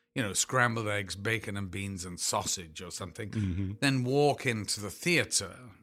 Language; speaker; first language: English; native; English